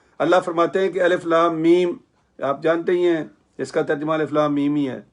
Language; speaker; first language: Urdu; non-native, local second language; Punjabi